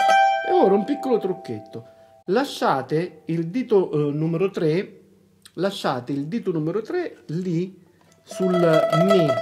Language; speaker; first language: Italian; native; Italian